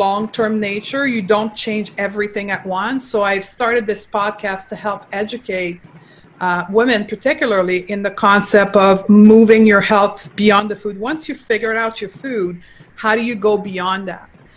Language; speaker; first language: English; non-native, fluent; French